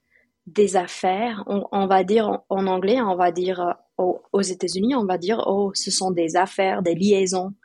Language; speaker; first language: French; non-native, fluent; English